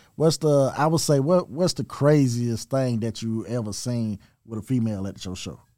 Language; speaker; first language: English; native; English